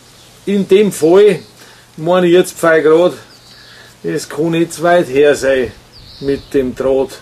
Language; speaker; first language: German; native; German